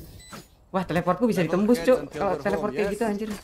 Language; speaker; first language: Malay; non-native, local second language; Javanese